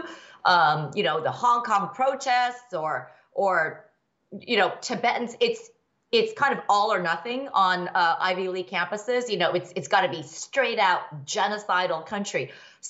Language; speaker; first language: English; early bilingual, other home language; Chinese